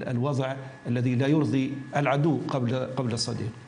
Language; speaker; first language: Arabic; native; Arabic